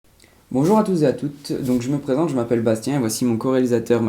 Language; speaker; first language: French; native; French